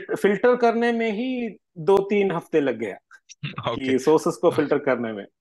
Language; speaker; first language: Hindi; non-native, local second language; Malayalam